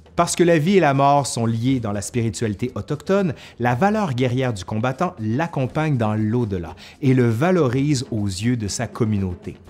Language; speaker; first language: French; native; French